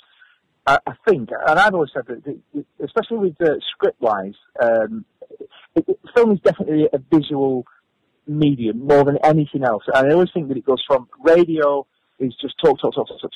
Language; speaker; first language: English; native; English